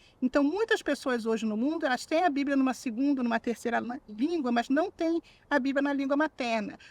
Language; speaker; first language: Portuguese; native; Portuguese